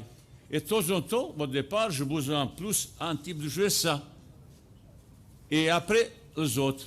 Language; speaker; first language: French; non-native, fluent; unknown